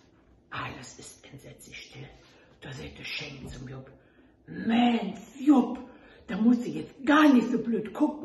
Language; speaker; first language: German; native; German